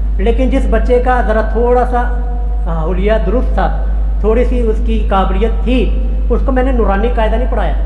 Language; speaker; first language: Urdu; non-native, local second language; Punjabi